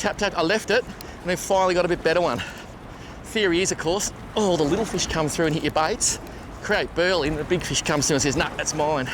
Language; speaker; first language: English; native; English